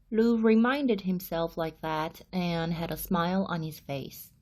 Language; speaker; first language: English; non-native, fluent; Korean